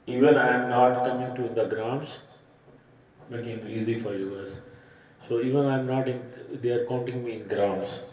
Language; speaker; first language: English; non-native, learner; Punjabi